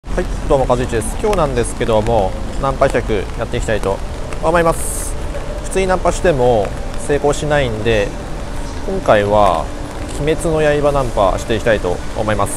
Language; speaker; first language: Japanese; native; Japanese